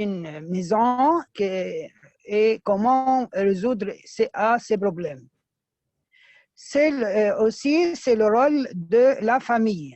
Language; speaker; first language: French; non-native, fluent; Arabic